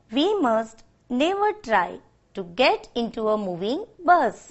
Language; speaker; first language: English; non-native, local second language; Gujarati